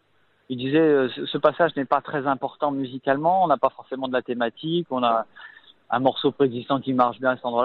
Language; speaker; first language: French; native; French